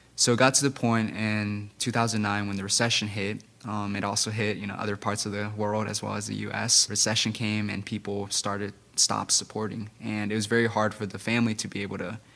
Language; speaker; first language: English; non-native, fluent; Spanish